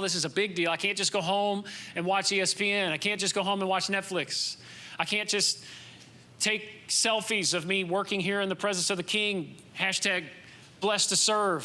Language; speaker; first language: English; native; English